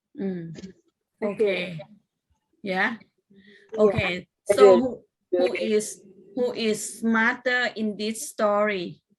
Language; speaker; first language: English; non-native, fluent; Thai